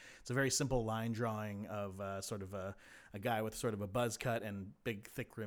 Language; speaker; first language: English; native; English